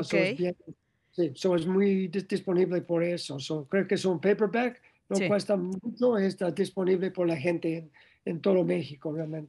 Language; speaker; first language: Spanish; non-native, learner; English